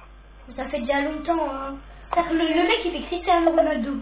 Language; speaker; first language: French; native; French